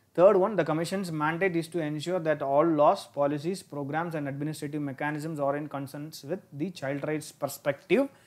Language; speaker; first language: English; non-native, local second language; Tamil